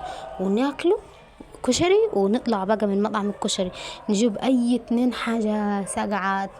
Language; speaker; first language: Arabic; native; Arabic